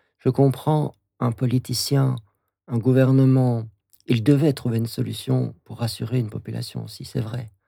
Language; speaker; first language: French; native; French